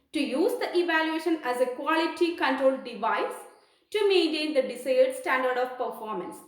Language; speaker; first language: English; non-native, local second language; Malayalam